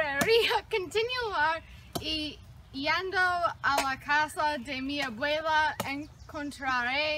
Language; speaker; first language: Spanish; non-native, learner; English